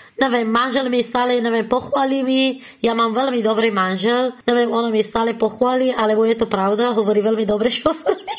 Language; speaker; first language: Slovak; non-native, learner; Persian